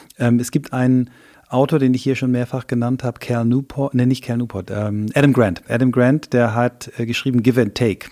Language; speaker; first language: German; native; German